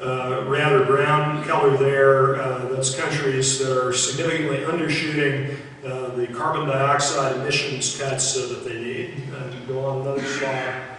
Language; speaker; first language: English; native; English